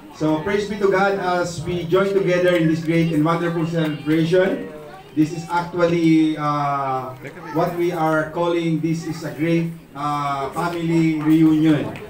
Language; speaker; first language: English; non-native, local second language; Filipino